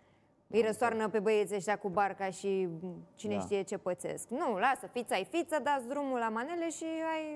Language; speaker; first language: Romanian; native; Romanian